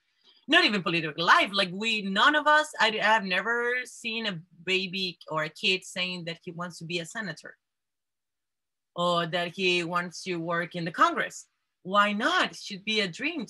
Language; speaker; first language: English; non-native, fluent; Spanish